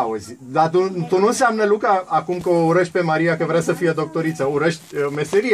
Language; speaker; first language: Romanian; native; Romanian